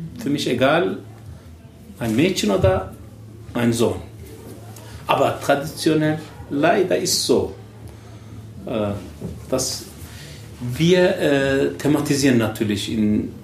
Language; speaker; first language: German; non-native, learner; Turkish